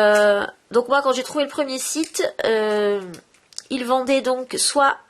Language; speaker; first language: French; native; French